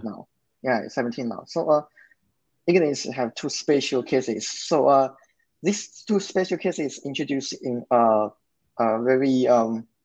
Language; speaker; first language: English; non-native, learner; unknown